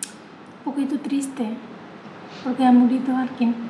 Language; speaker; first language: Spanish; non-native, learner; Chinese